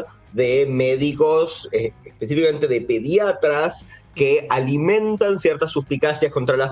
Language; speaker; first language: Spanish; native; Spanish